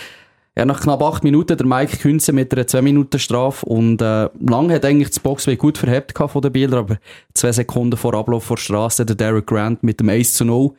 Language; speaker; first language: German; native; German